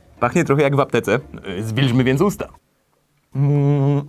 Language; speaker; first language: Polish; native; Polish